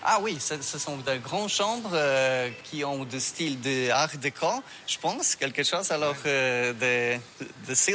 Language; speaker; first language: French; non-native, learner; Polish